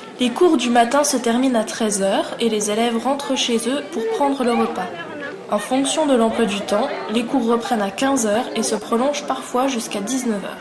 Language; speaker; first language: French; native; French